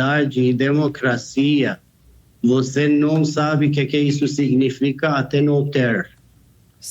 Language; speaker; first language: Portuguese; non-native, fluent; Persian